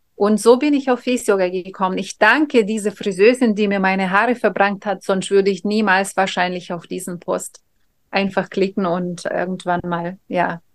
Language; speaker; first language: German; non-native, fluent; Russian